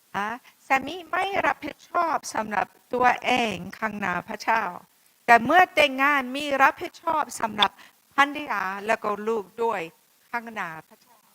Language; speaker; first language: Thai; non-native, fluent; English